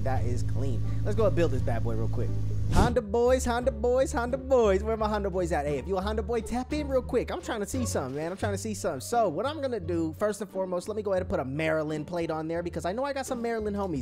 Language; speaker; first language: English; native; English